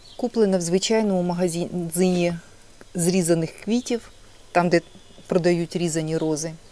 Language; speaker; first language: Ukrainian; non-native, local second language; Russian